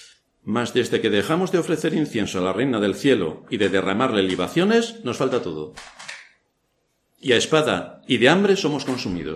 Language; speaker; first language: Spanish; native; Spanish